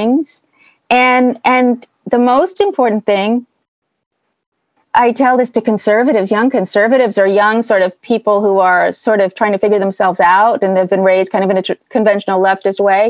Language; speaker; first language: English; native; English